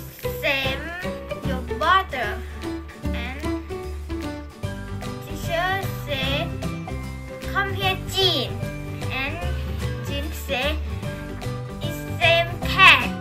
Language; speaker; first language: English; non-native, learner; Thai